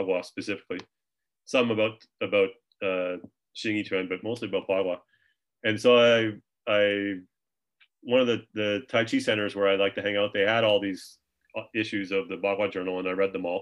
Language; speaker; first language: English; native; English